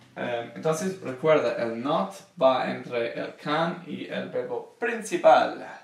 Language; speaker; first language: Spanish; non-native, fluent; English